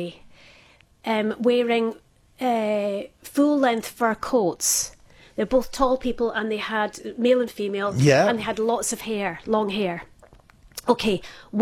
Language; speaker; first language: English; native; English